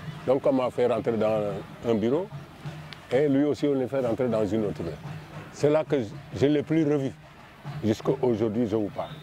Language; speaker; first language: French; non-native, local second language; Wolof